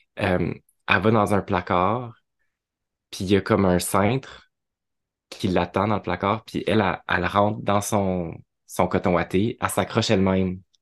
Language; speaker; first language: French; native; French